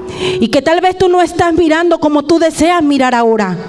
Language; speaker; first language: Spanish; native; Spanish